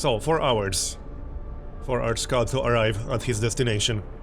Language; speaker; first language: English; native; English